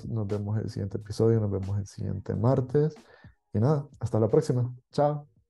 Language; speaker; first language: Spanish; native; Spanish